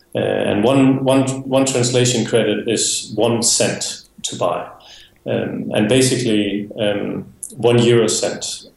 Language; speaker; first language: English; non-native, fluent; Danish